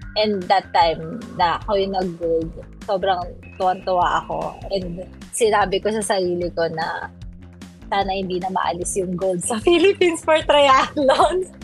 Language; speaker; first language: Filipino; native; Filipino